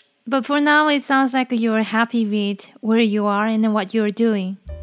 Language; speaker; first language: English; non-native, fluent; Korean